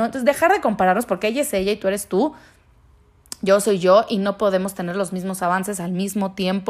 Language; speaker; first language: Spanish; native; Spanish